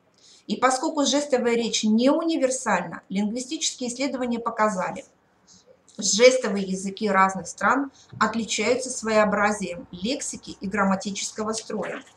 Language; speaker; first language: Russian; native; Russian